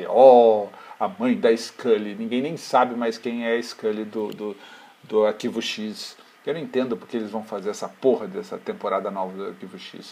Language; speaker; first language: Portuguese; native; Portuguese